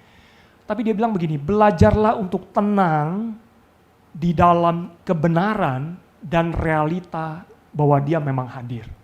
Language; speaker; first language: Indonesian; native; Indonesian